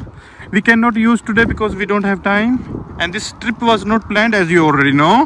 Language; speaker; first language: English; non-native, fluent; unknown